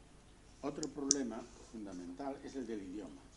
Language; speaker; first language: Spanish; native; Spanish